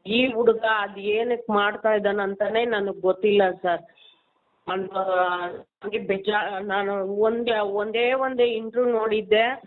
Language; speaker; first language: Kannada; native; Kannada